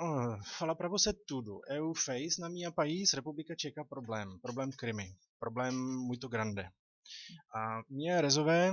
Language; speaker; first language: Portuguese; non-native, learner; Czech